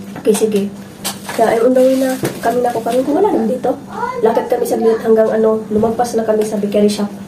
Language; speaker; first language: Filipino; non-native, local second language; Cebuano